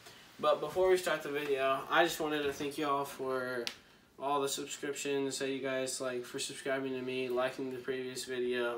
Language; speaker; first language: English; early bilingual, other home language; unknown